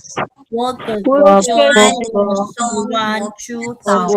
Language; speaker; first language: Chinese; non-native, learner; Filipino